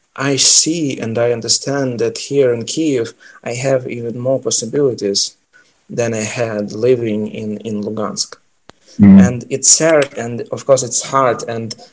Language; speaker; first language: English; non-native, fluent; Ukrainian